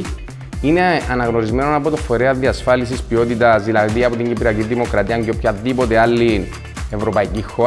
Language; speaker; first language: Greek; native; Greek